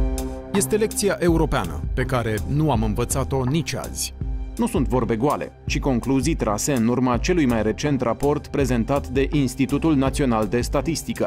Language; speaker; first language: Romanian; native; Romanian